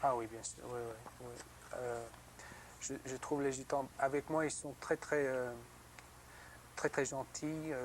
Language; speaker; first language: French; non-native, learner; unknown